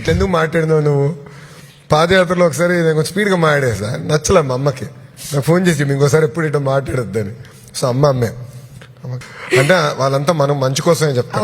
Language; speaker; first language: Telugu; native; Telugu